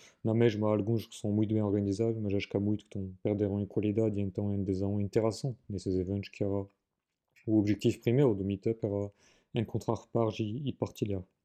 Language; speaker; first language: Portuguese; non-native, fluent; French